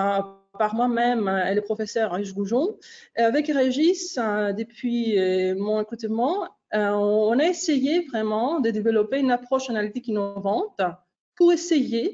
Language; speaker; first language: French; non-native, fluent; Greek